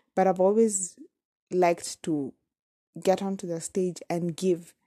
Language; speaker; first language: English; non-native, local second language; Kamba